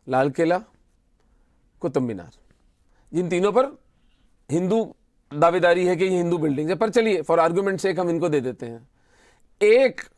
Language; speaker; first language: Hindi; native; Hindi